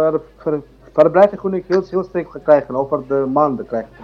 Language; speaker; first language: Dutch; non-native, learner; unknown